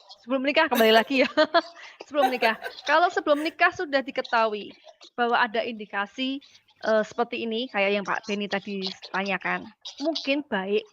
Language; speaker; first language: Malay; native; Malay